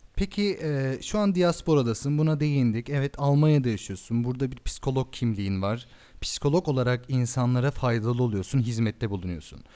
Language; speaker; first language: Turkish; early bilingual, heritage; Turkish